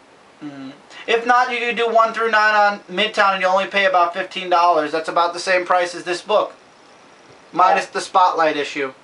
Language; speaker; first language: English; native; English